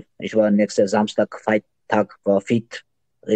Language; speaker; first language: German; non-native, learner; Georgian